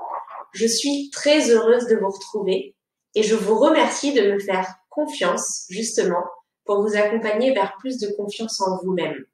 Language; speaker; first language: French; native; French